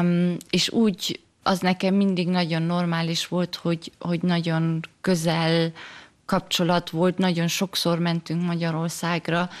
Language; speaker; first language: Hungarian; early bilingual, heritage; German